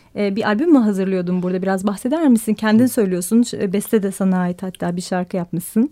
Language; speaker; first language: Turkish; native; Turkish